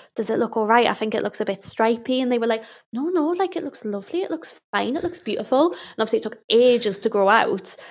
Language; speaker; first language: English; native; English